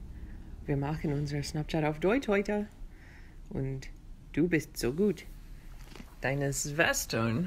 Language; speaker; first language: German; non-native, learner; English